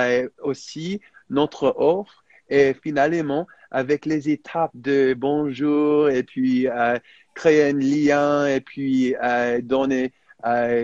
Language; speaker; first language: French; non-native, fluent; English